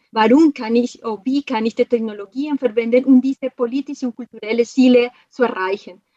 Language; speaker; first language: German; non-native, fluent; Spanish